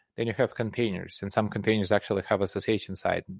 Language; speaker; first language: English; non-native, fluent; Russian